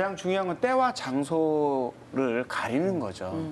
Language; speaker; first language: Korean; native; Korean